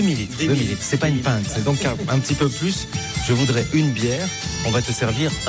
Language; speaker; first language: French; native; French